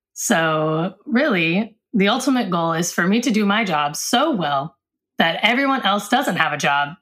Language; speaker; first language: English; native; English